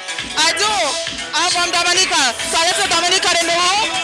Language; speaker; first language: English; native; English